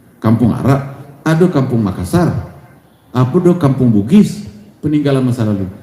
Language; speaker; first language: Indonesian; non-native, local second language; Minangkabau